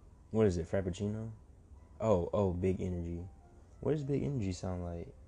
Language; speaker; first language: English; native; English